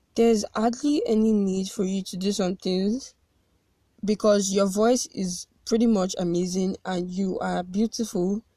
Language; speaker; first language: English; non-native, local second language; Yoruba